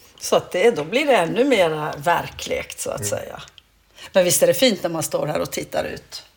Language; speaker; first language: Swedish; native; Swedish